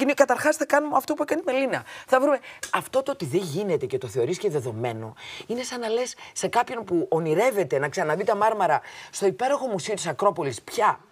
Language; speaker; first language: Greek; native; Greek